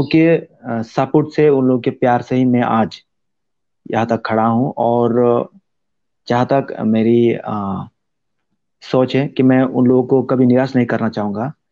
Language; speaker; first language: Hindi; non-native, local second language; Kok Borok